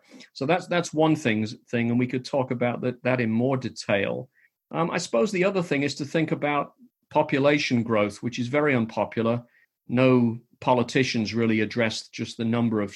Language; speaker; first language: English; native; English